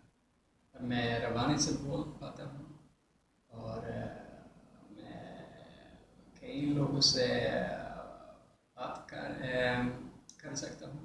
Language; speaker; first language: Hindi; non-native, fluent; Swedish